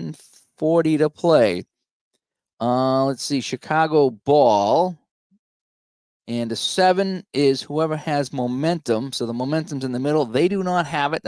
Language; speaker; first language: English; native; English